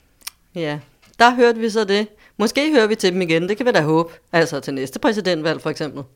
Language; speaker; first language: Danish; native; Danish